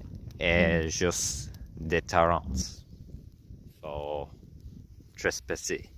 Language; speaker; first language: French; non-native, learner; English